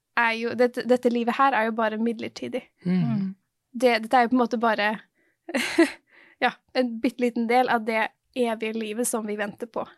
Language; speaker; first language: Norwegian; native; Norwegian